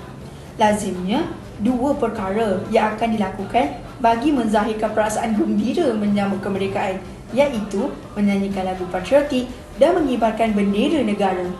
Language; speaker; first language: Malay; native; Malay